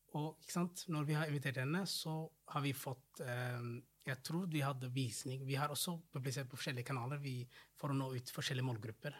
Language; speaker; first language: Norwegian; non-native, fluent; Somali